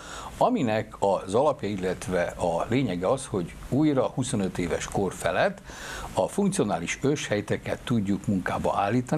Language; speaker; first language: Hungarian; native; Hungarian